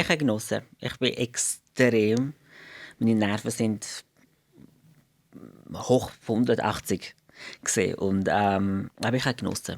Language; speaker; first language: German; non-native, fluent; Portuguese